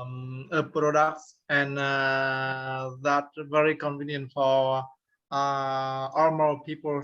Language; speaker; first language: English; non-native, learner; Vietnamese